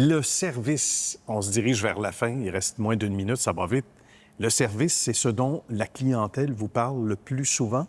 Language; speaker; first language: French; native; French